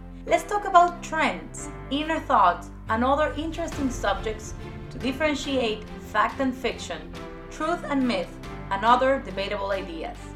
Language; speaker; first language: English; non-native, fluent; Spanish